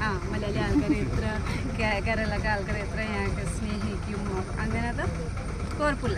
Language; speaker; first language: Malayalam; non-native, learner; Nepali